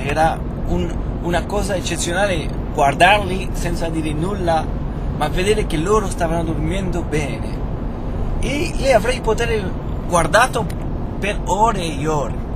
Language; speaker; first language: Italian; non-native, fluent; Spanish